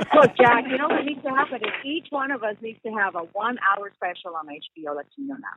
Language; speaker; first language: English; non-native, fluent; Spanish